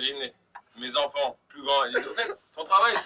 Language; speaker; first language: French; native; French